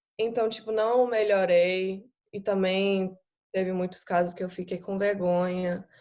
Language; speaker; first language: Portuguese; non-native, fluent; German